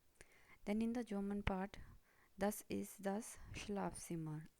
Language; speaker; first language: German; non-native, fluent; Hindi